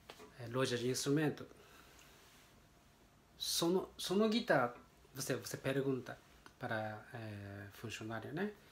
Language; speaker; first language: Portuguese; non-native, learner; Japanese